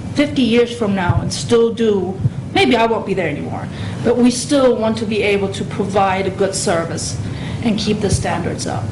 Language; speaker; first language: English; non-native, fluent; German